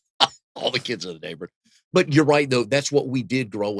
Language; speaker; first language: English; native; English